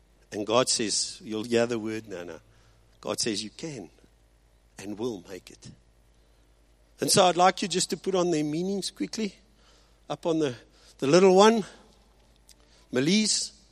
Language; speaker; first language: English; early bilingual, other home language; Afrikaans